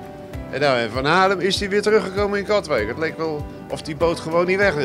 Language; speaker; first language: Dutch; native; Dutch